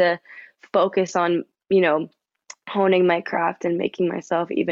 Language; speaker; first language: English; native; English